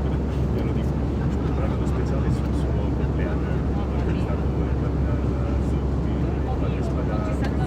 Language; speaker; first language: Italian; native; Italian